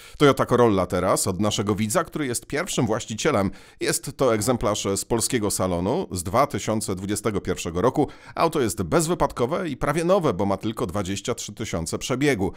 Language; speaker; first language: Polish; native; Polish